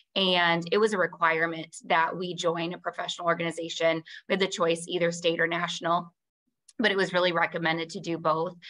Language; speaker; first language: English; native; English